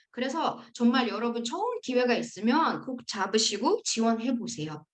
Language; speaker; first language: Korean; non-native, fluent; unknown